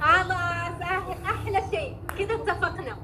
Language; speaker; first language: Arabic; native; Arabic